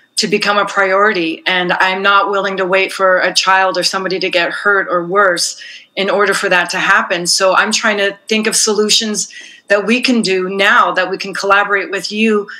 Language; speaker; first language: English; native; English